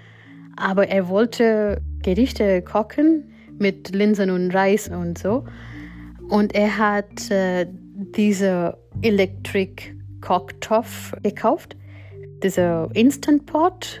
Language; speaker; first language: German; non-native, fluent; Gujarati